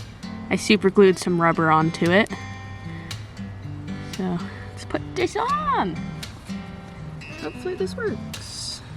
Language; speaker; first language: English; native; English